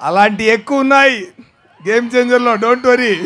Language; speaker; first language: Telugu; non-native, fluent; Tamil